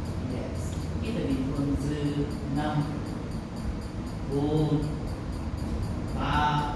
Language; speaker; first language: Vietnamese; non-native, learner; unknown